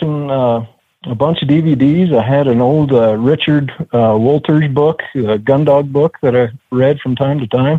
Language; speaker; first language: English; native; English